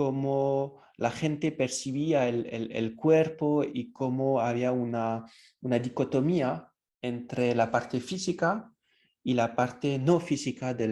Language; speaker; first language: Spanish; non-native, fluent; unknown